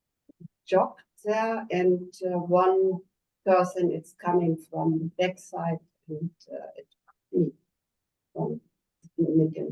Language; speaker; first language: English; non-native, learner; German